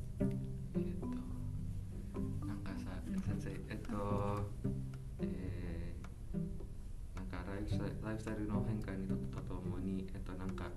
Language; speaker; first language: Japanese; non-native, learner; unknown